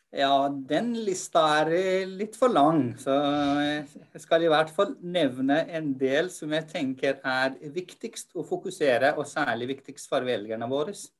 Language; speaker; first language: Norwegian; non-native, fluent; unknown